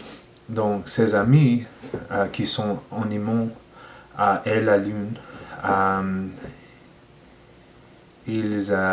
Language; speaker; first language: French; non-native, learner; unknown